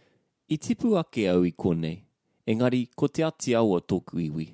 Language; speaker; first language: Māori; non-native, learner; English